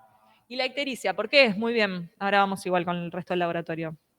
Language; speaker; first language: Spanish; native; Spanish